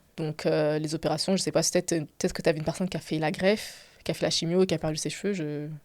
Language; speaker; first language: French; native; French